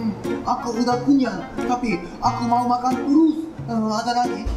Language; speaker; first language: Indonesian; non-native, learner; Japanese